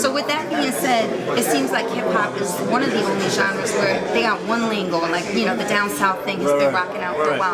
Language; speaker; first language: English; native; English